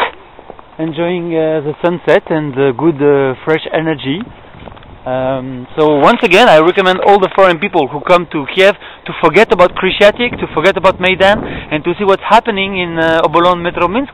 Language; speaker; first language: English; non-native, fluent; French